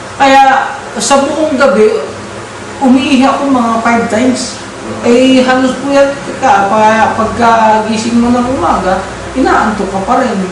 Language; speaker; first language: Filipino; non-native, local second language; Cebuano